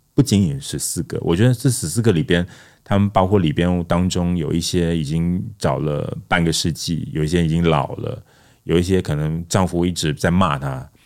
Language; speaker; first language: Chinese; non-native, local second language; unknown